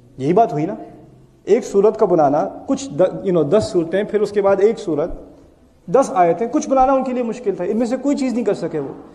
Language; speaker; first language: Urdu; early bilingual, heritage; Urdu